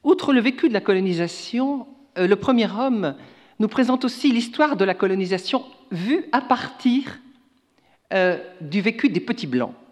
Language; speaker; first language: French; native; French